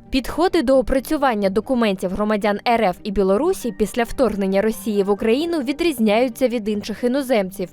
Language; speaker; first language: Ukrainian; native; Ukrainian